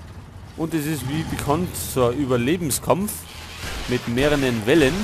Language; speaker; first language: German; native; German